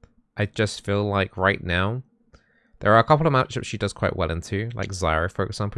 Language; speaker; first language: English; native; English